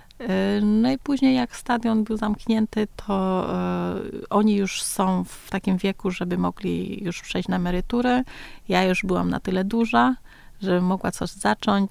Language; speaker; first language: Polish; early bilingual, other home language; Vietnamese